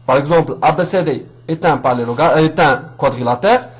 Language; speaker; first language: French; non-native, local second language; Arabic